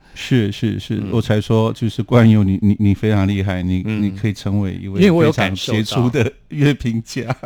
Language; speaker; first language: Chinese; non-native, local second language; Amis